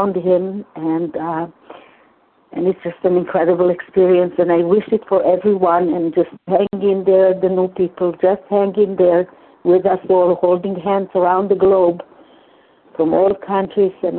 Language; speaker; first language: English; non-native, fluent; Hungarian